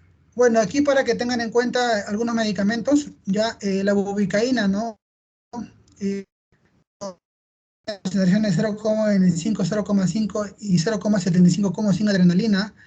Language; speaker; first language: Spanish; native; Spanish